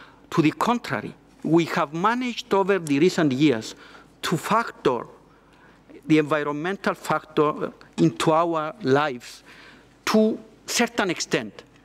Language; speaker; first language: English; non-native, fluent; Greek